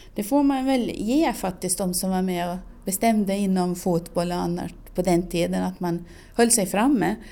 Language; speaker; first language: Swedish; native; Swedish